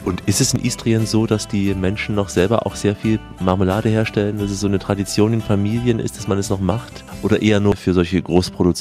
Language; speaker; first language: German; native; German